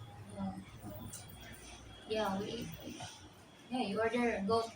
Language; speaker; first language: English; non-native, local second language; Cebuano